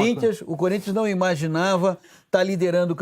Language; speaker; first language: Portuguese; native; Portuguese